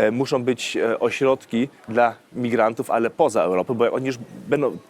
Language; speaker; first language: Polish; early bilingual, other home language; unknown